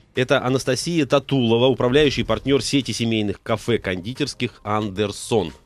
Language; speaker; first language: Russian; native; Russian